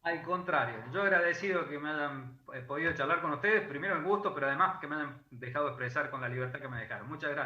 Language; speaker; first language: Spanish; native; Spanish